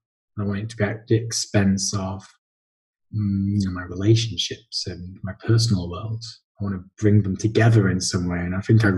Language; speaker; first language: English; native; English